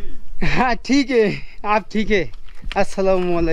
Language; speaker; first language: Hindi; non-native, learner; Bangla